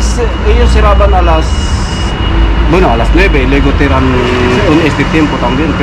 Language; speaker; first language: Spanish; non-native, learner; Filipino